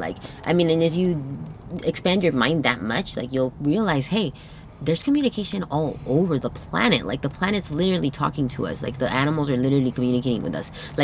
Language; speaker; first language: English; early bilingual, other home language; Spanish